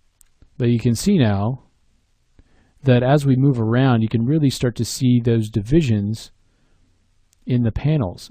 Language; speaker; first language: English; native; English